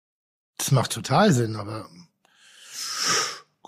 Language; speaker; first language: German; native; German